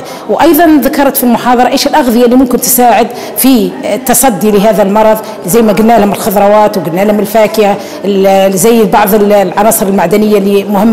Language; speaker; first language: Arabic; native; Arabic